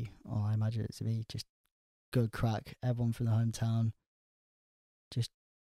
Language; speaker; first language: English; native; English